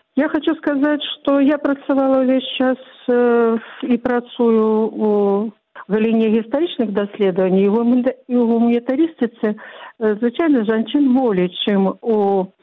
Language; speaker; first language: Belarusian; non-native, local second language; Russian